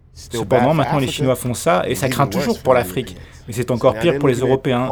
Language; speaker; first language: French; non-native, fluent; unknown